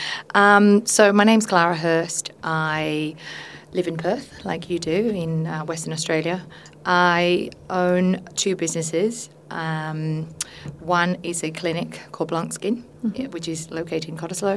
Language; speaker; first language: English; non-native, fluent; Spanish